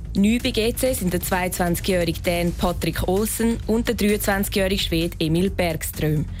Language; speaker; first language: German; native; German